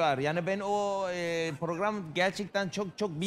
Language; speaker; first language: Turkish; non-native, fluent; Spanish